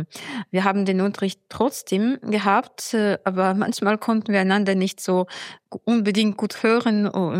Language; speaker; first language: German; non-native, fluent; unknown